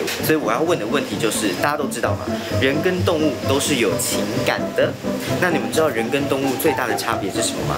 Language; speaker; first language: Chinese; native; Chinese